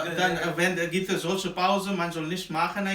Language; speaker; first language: German; non-native, learner; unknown